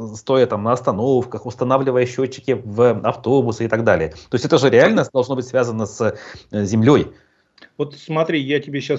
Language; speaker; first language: Russian; native; Russian